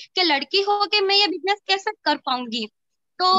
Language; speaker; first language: Hindi; non-native, local second language; Gujarati